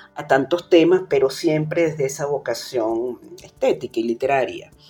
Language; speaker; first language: Spanish; native; Spanish